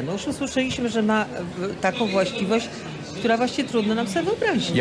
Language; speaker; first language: Polish; native; Polish